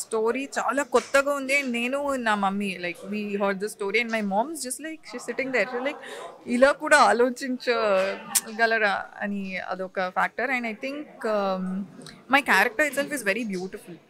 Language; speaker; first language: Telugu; non-native, local second language; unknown